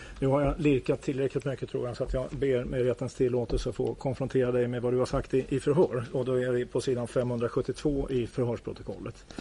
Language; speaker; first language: Swedish; native; Swedish